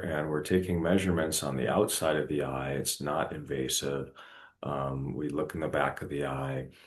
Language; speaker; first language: English; native; English